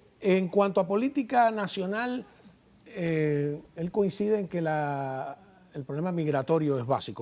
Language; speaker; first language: Spanish; native; Spanish